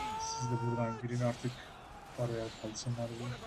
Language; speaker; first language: Turkish; native; Turkish